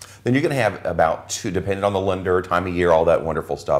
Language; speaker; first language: English; native; English